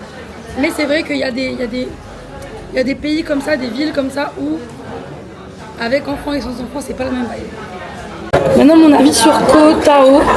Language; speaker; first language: French; native; French